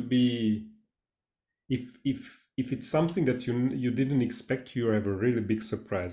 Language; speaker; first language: English; non-native, fluent; Hungarian